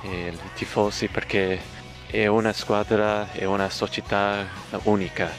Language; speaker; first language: Italian; early bilingual, heritage; English